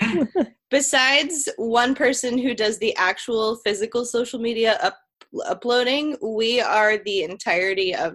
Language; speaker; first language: English; native; English